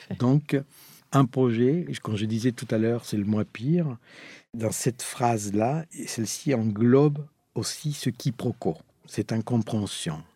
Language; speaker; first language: French; non-native, fluent; Spanish